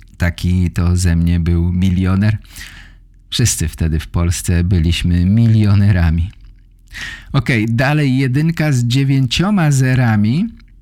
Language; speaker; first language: Polish; native; Polish